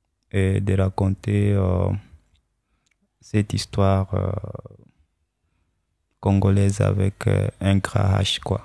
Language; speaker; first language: French; non-native, local second language; Swahili